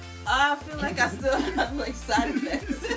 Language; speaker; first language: English; native; English